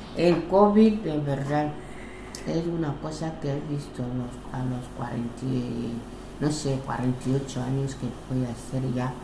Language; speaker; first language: Spanish; non-native, local second language; Fang